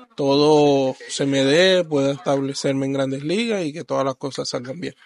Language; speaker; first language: Spanish; native; Spanish